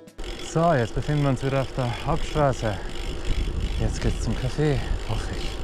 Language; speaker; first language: German; native; German